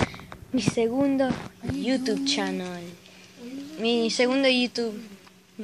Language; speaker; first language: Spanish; early bilingual, heritage; Spanish